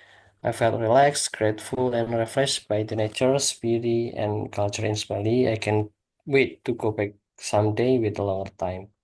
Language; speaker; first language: English; non-native, learner; Indonesian